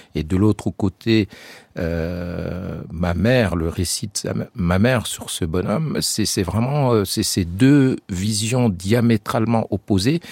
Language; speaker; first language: French; non-native, local second language; Arabic